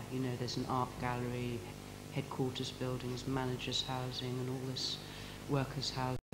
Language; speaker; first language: English; native; English